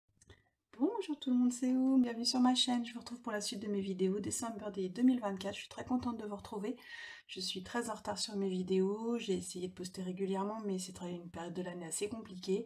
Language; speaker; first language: French; native; French